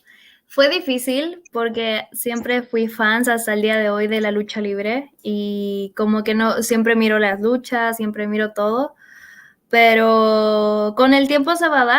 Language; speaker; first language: Spanish; native; Spanish